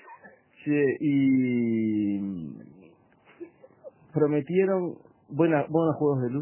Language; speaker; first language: Spanish; native; Spanish